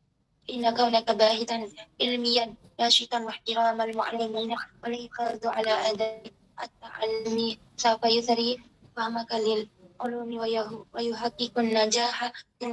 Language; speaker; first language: Arabic; non-native, learner; Indonesian